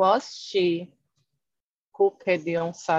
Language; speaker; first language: English; non-native, learner; Portuguese